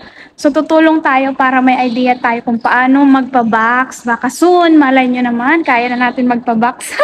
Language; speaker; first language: Filipino; native; Filipino